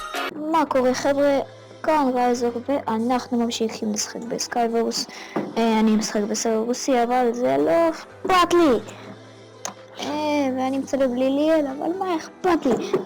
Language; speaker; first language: Hebrew; native; Hebrew